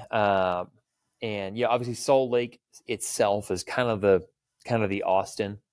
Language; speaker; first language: English; native; English